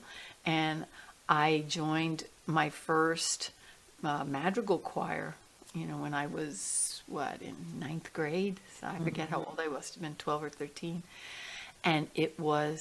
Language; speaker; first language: English; native; English